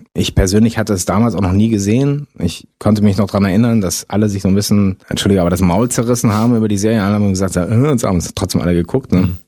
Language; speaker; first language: German; early bilingual, other home language; French